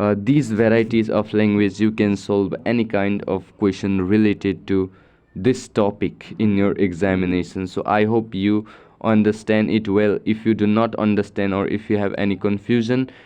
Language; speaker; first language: English; non-native, local second language; Nepali